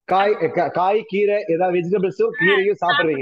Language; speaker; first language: Tamil; native; Tamil